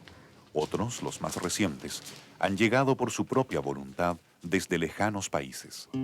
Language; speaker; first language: Spanish; native; Spanish